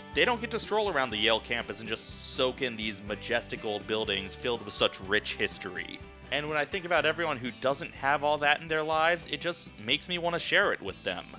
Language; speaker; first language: English; native; English